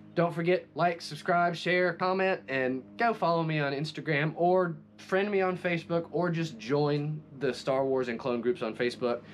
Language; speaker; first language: English; native; English